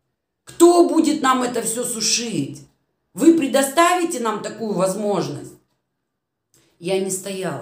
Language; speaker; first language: Russian; native; Russian